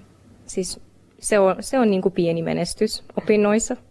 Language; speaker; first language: Finnish; non-native, learner; Romanian